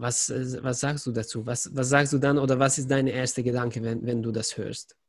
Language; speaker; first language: German; non-native, fluent; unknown